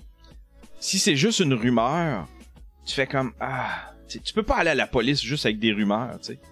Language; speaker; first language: French; native; French